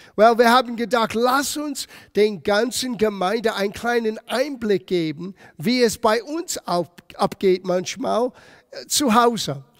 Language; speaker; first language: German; non-native, fluent; English